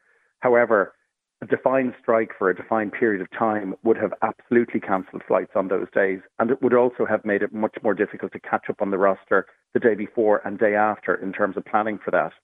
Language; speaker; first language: English; native; English